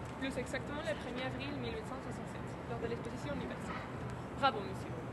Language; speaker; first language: French; native; French